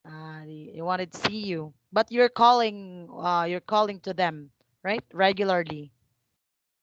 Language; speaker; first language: English; non-native, fluent; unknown